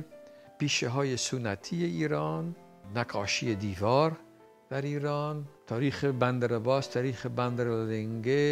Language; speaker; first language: Persian; non-native, fluent; Dutch